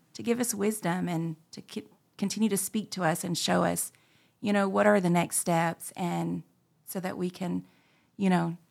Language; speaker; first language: English; native; English